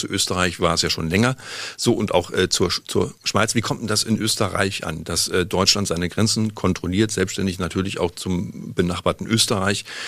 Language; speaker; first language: German; native; German